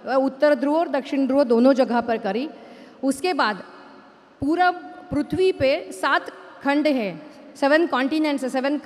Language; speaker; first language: Hindi; non-native, local second language; Marathi